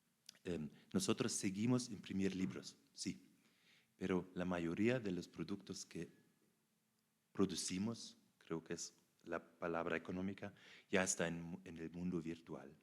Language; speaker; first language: Spanish; non-native, fluent; German